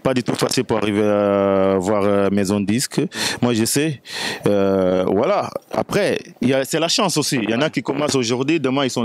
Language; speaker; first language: French; non-native, fluent; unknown